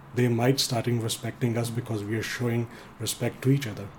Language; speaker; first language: English; non-native, fluent; Danish